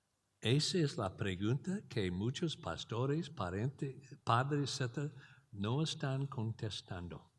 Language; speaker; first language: Spanish; non-native, learner; English